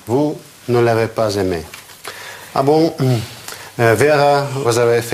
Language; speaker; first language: French; non-native, fluent; Russian